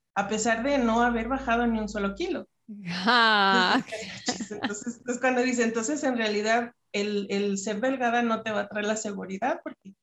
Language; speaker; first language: Spanish; native; Spanish